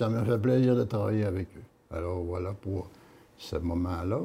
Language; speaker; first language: French; native; French